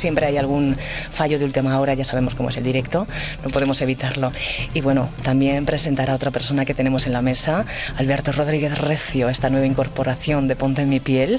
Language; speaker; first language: Spanish; native; Spanish